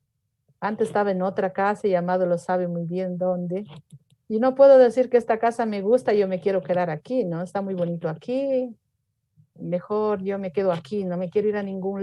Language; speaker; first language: Spanish; native; Spanish